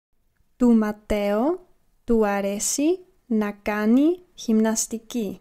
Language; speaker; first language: Greek; non-native, learner; English